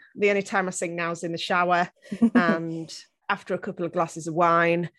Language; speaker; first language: English; native; English